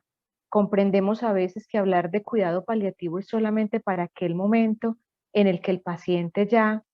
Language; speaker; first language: Spanish; native; Spanish